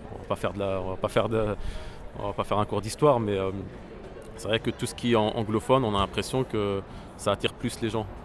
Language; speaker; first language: French; non-native, local second language; Arabic